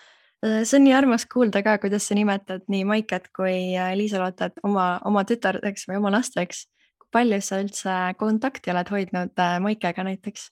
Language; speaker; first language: Estonian; native; Estonian